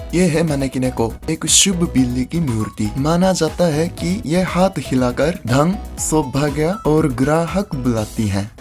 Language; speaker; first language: Hindi; non-native, fluent; Japanese